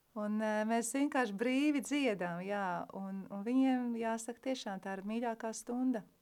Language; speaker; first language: Latvian; native; Latvian